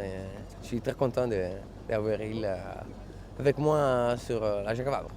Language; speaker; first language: French; non-native, fluent; Italian